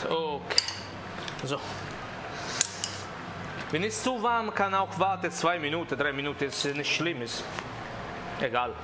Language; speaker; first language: German; non-native, learner; Italian